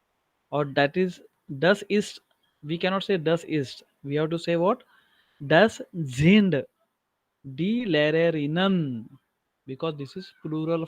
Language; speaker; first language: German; non-native, learner; Marathi